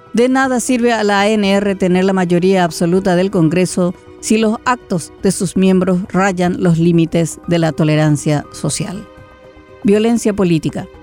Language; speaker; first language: Spanish; native; Spanish